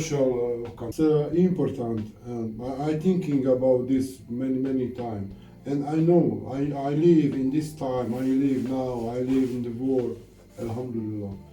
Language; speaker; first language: English; non-native, learner; Arabic